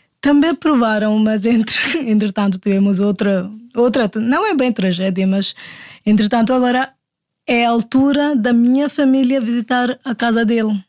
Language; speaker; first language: Portuguese; non-native, fluent; Hindi